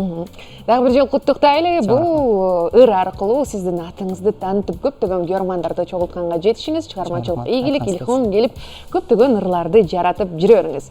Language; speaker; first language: Kyrgyz; native; Kyrgyz